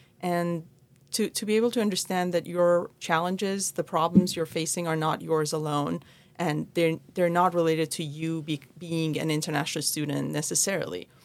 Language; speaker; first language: English; non-native, fluent; Persian